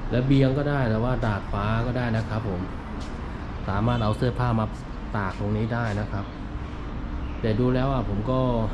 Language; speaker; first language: Thai; non-native, fluent; Chinese